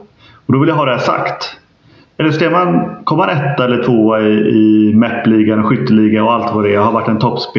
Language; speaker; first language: Swedish; native; Swedish